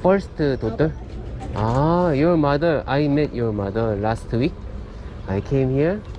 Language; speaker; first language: English; non-native, learner; Korean